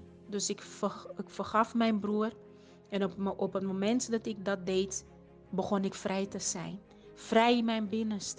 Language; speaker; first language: Dutch; non-native, fluent; Portuguese